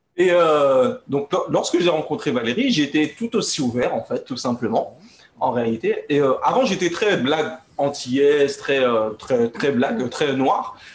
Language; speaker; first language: French; native; French